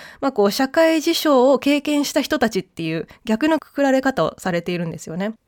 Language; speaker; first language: Japanese; early bilingual, heritage; Japanese